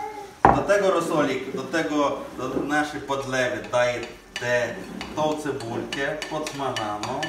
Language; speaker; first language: Polish; non-native, fluent; Ukrainian